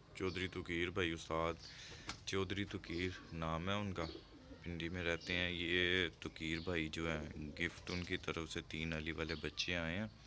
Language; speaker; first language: Urdu; native; Urdu